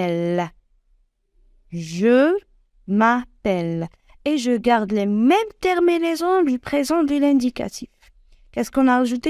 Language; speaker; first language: French; non-native, local second language; Arabic